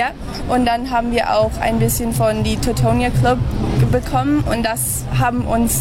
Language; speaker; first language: German; early bilingual, heritage; German